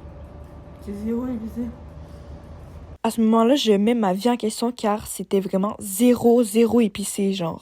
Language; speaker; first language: French; native; French